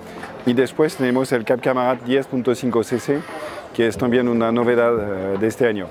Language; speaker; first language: Spanish; non-native, fluent; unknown